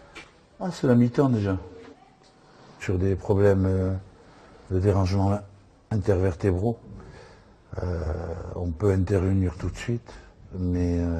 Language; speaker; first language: French; native; French